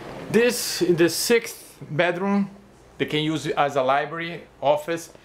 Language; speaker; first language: English; non-native, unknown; Portuguese